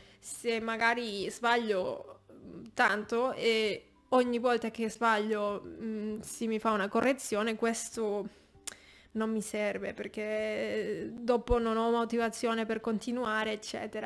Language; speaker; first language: Italian; non-native, fluent; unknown